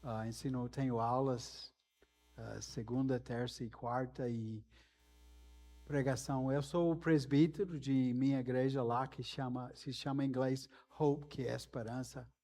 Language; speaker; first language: Portuguese; non-native, fluent; English